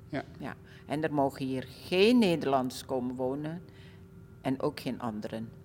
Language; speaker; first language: Dutch; early bilingual, other home language; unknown